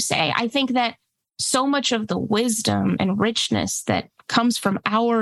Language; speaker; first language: English; early bilingual, other home language; Spanish